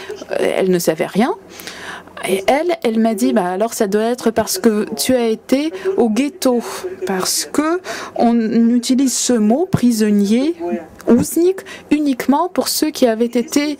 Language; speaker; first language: French; non-native, fluent; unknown